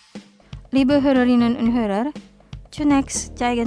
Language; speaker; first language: German; non-native, fluent; Indonesian